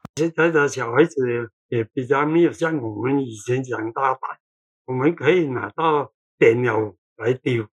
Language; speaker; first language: Chinese; non-native, local second language; Cantonese